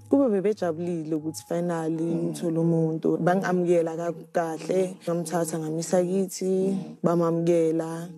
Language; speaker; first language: Zulu; non-native, local second language; Tswana